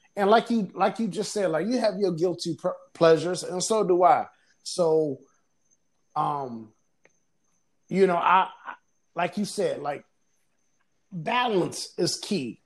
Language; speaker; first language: English; native; English